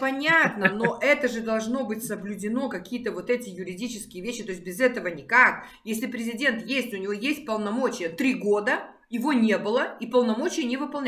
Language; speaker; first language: Russian; native; Russian